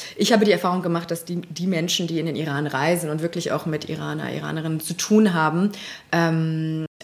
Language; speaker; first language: German; early bilingual, other home language; Persian